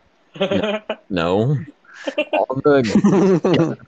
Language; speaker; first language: English; native; English